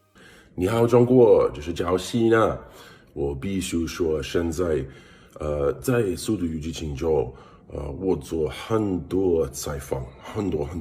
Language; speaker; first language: Chinese; non-native, learner; English